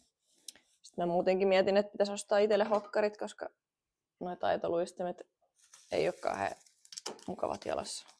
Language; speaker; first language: Finnish; native; Finnish